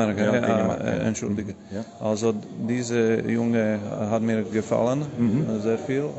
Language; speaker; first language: German; non-native, fluent; Slovak